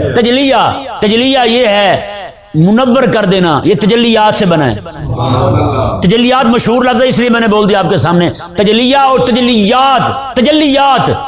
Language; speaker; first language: Urdu; non-native, local second language; Punjabi